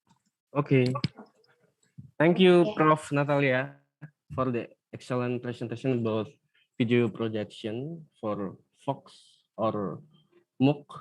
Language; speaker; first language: English; non-native, learner; Indonesian